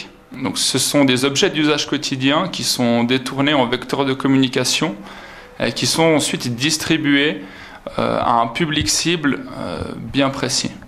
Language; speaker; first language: French; native; French